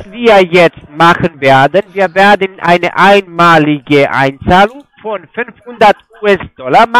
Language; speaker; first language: German; non-native, fluent; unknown